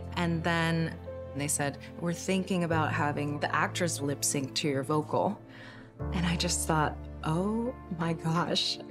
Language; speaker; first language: English; native; English